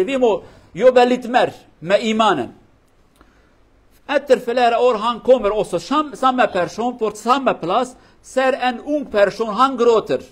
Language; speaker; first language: Norwegian; non-native, fluent; Kurdish